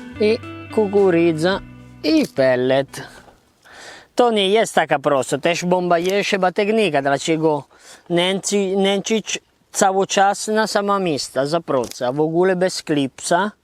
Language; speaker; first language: Polish; non-native, learner; Italian